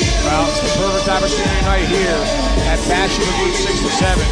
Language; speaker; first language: English; native; English